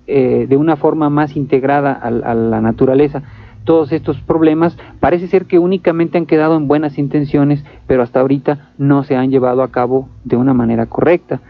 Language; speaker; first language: Spanish; native; Spanish